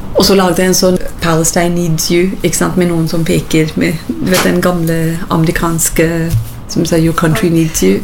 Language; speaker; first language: Norwegian; non-native, fluent; English